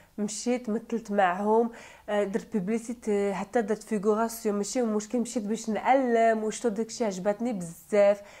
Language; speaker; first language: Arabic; non-native, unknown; Turkish